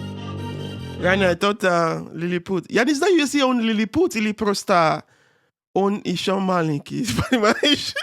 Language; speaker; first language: Russian; non-native, learner; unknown